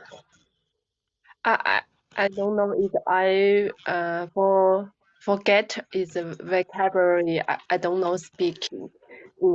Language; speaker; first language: English; non-native, learner; Chinese